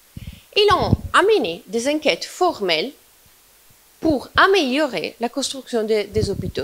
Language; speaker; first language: French; non-native, fluent; Italian